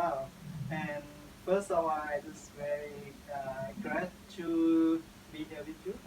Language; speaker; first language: English; non-native, learner; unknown